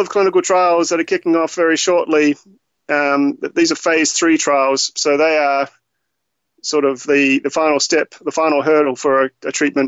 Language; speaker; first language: English; native; English